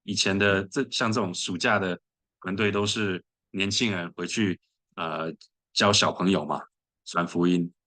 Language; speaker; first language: Chinese; early bilingual, other home language; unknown